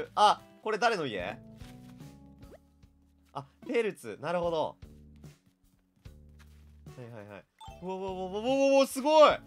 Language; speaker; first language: Japanese; native; Japanese